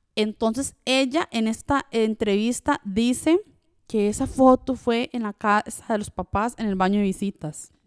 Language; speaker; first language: Spanish; early bilingual, other home language; French